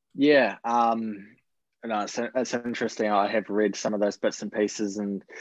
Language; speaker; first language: English; native; English